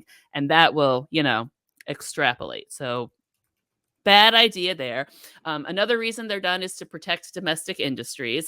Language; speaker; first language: English; native; English